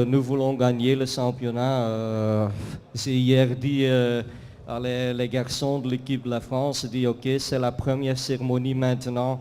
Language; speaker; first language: French; non-native, fluent; Dutch